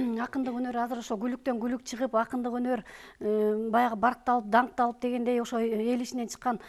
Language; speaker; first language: Kyrgyz; native; Kyrgyz